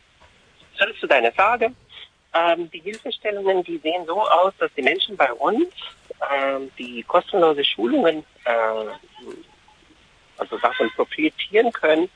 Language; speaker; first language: German; non-native, fluent; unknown